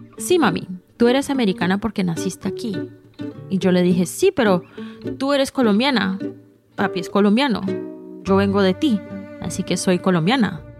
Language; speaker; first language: Spanish; early bilingual, heritage; Spanish